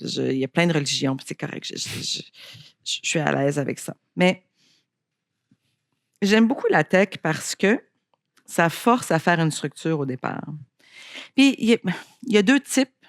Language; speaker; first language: French; native; French